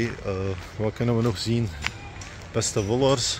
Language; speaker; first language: Dutch; non-native, fluent; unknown